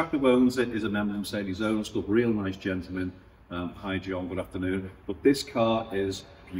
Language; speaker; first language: English; native; English